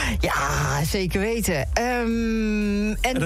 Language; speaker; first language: Dutch; native; Dutch